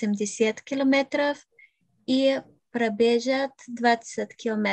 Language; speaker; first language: Russian; non-native, learner; Bulgarian